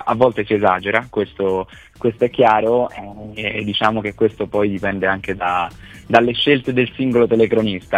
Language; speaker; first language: Italian; native; Italian